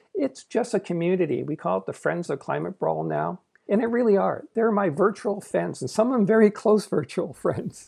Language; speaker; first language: English; native; English